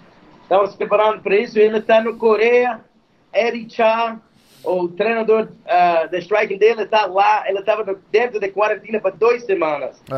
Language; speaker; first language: Portuguese; non-native, fluent; English